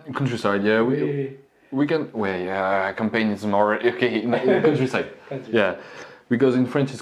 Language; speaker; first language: English; non-native, learner; French